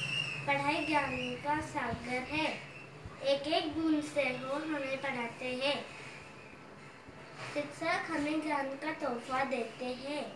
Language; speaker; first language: Hindi; non-native, local second language; Marathi